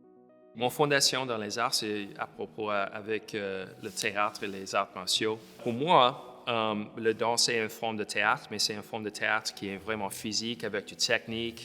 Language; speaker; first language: French; non-native, local second language; English